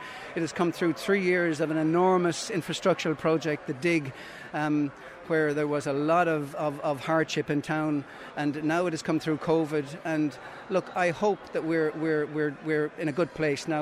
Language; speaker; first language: English; native; English